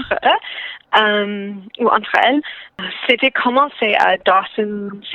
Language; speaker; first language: French; non-native, local second language; English